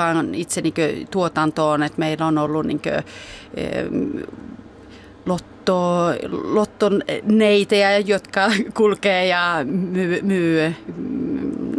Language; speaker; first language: Finnish; early bilingual, heritage; Finnish